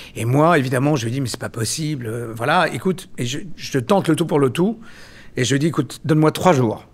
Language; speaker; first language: French; native; French